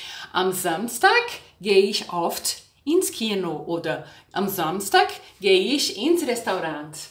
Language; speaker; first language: German; non-native, fluent; Portuguese